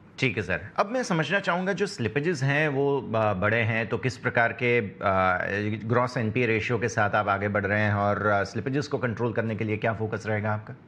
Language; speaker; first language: Hindi; non-native, local second language; Gujarati